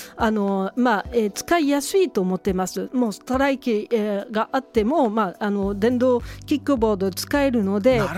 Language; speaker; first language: Japanese; non-native, fluent; French